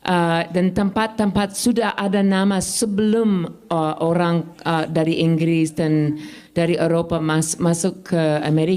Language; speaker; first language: Indonesian; non-native, fluent; English